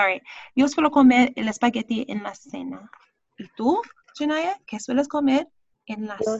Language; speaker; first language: Spanish; non-native, fluent; English